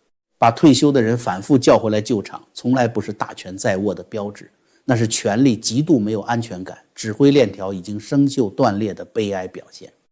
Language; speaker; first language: Chinese; native; Chinese